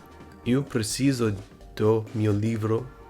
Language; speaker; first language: Portuguese; non-native, learner; English